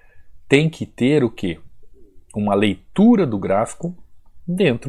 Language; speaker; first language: Portuguese; native; Portuguese